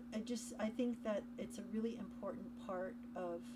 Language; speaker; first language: English; native; English